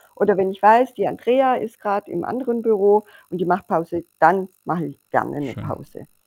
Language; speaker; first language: German; native; German